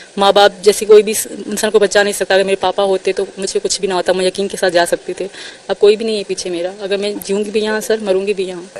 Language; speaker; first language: Urdu; non-native, local second language; Sindhi